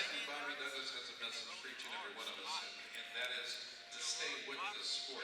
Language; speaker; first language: English; native; English